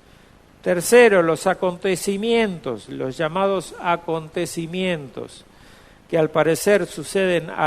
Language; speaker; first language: Spanish; native; Spanish